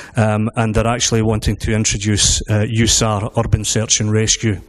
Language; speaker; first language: English; native; English